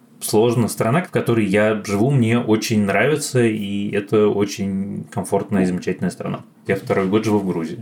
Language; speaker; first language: Russian; native; Russian